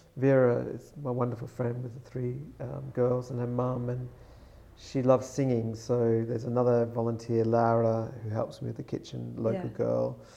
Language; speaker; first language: English; native; English